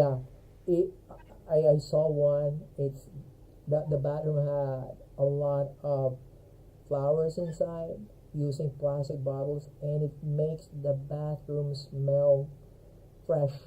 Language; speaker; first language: English; non-native, fluent; Filipino